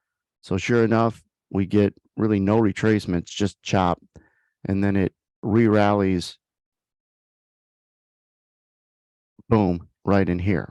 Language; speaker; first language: English; native; English